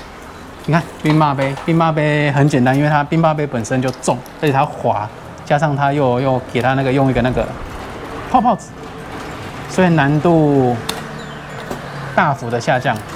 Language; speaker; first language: Chinese; native; Chinese